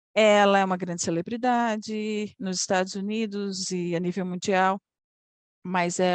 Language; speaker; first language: Portuguese; non-native, fluent; Polish